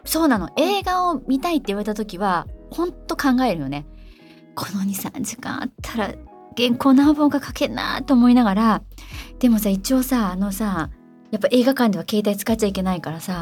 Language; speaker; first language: Japanese; native; Japanese